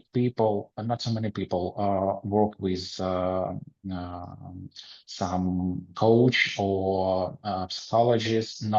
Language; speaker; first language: English; non-native, learner; Ukrainian